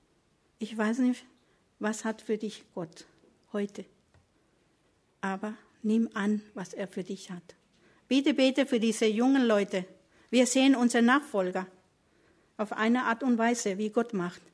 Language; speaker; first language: German; non-native, learner; Spanish